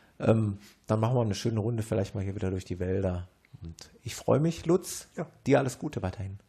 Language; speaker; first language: German; native; German